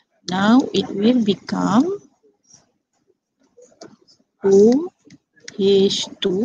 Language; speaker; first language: English; non-native, local second language; Malay